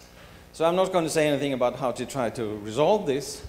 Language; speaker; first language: English; non-native, fluent; Swedish